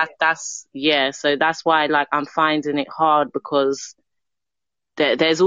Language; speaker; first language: English; native; English